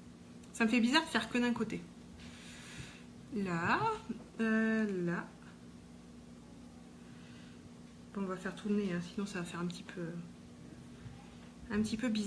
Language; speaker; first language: French; native; French